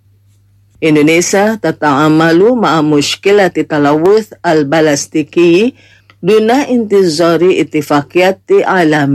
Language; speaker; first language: Arabic; non-native, fluent; Indonesian